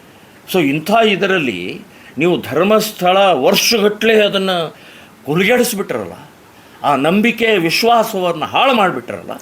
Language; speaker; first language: Kannada; native; Kannada